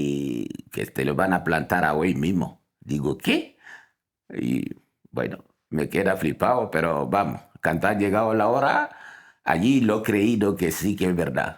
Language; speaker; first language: Spanish; non-native, fluent; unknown